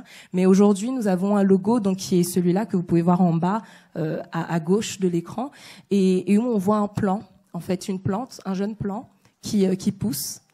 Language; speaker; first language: French; native; French